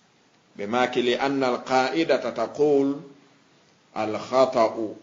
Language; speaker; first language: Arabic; non-native, fluent; Fula